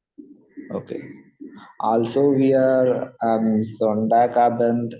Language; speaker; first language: German; non-native, learner; Malayalam